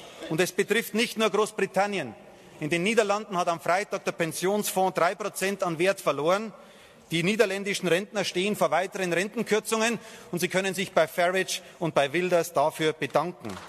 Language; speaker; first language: German; native; German